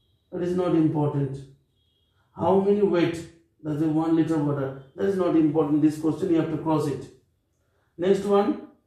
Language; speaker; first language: English; non-native, local second language; Bangla